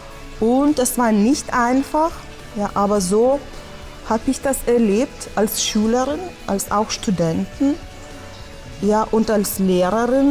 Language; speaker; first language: German; non-native, fluent; Lithuanian